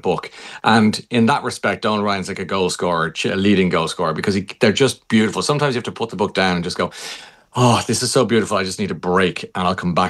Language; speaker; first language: English; native; English